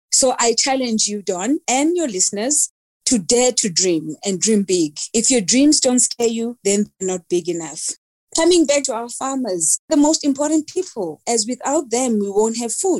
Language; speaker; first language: English; non-native, local second language; Xhosa